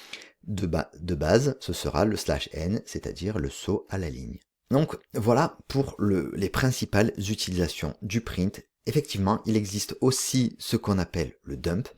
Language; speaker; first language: French; native; French